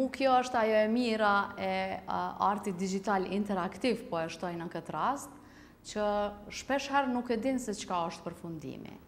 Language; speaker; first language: Albanian; native; Albanian